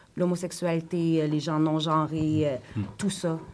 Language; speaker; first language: French; native; French